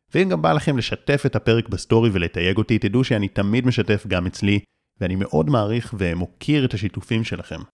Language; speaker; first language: Hebrew; native; Hebrew